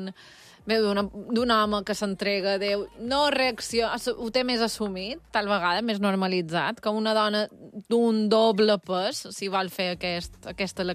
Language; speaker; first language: Catalan; native; Catalan